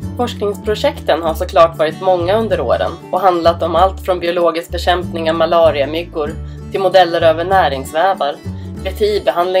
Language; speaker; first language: Swedish; native; Swedish